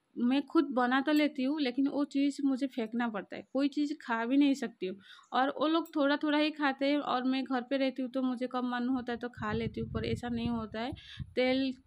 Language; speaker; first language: Hindi; non-native, local second language; Odia